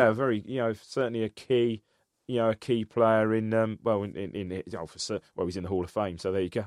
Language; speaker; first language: English; native; English